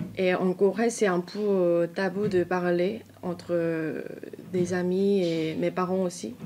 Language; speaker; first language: French; non-native, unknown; Korean